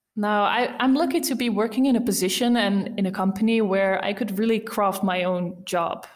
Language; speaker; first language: English; non-native, fluent; Dutch